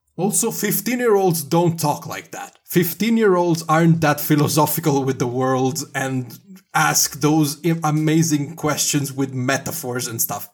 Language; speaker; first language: English; non-native, fluent; Italian